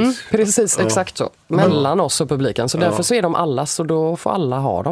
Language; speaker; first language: Swedish; native; Swedish